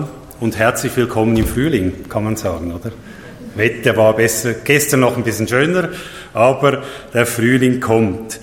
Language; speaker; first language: German; native; German